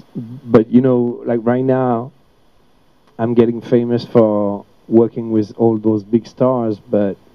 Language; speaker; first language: English; non-native, fluent; French